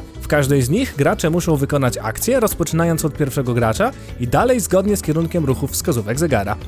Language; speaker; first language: Polish; native; Polish